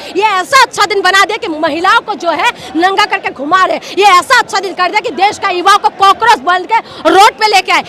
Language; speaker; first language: Hindi; non-native, local second language; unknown